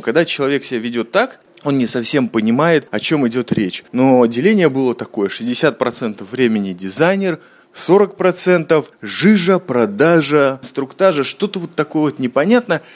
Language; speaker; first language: Russian; native; Russian